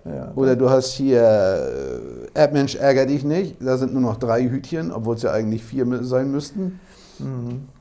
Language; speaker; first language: German; native; German